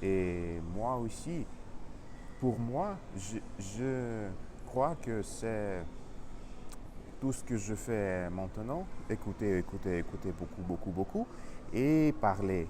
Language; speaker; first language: French; non-native, learner; Russian